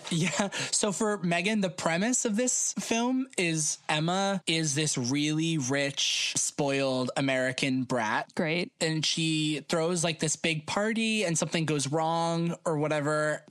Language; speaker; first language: English; native; English